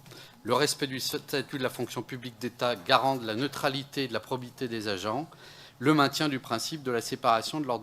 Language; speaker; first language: French; native; French